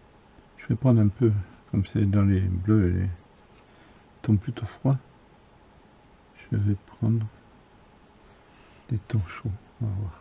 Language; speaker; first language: French; native; French